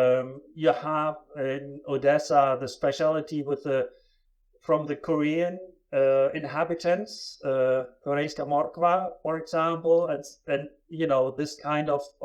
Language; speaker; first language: English; non-native, fluent; German